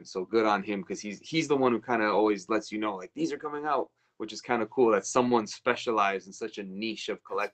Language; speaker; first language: English; native; English